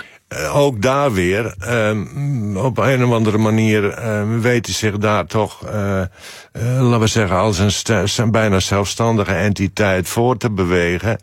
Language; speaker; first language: Dutch; native; Dutch